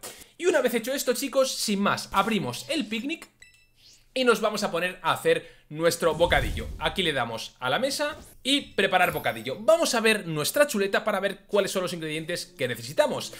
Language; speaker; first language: Spanish; native; Spanish